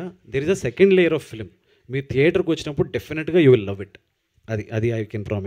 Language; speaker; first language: Telugu; native; Telugu